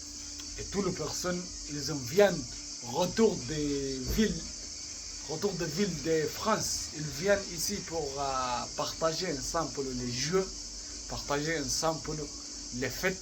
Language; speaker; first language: French; non-native, learner; Arabic